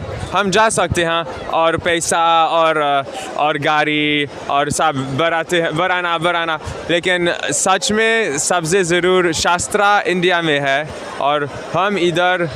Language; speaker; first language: Hindi; non-native, learner; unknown